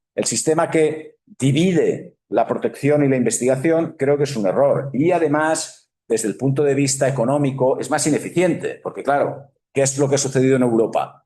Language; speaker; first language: Spanish; native; Spanish